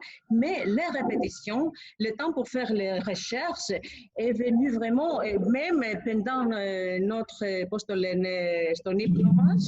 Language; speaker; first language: French; non-native, fluent; Greek